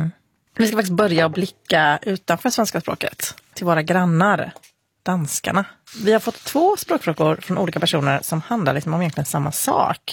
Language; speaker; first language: Swedish; native; Swedish